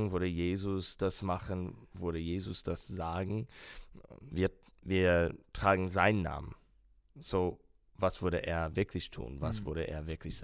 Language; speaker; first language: German; non-native, fluent; English